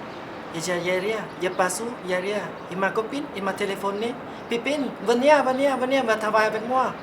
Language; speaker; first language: French; non-native, learner; Thai